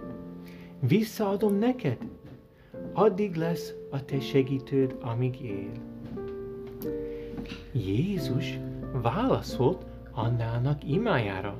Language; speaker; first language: Hungarian; early bilingual, heritage; Hungarian